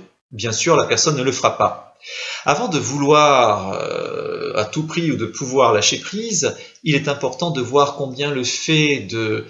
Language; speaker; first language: French; native; French